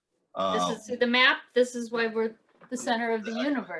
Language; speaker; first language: English; native; English